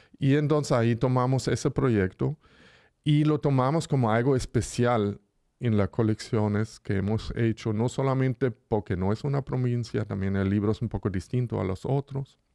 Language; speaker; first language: Spanish; non-native, fluent; German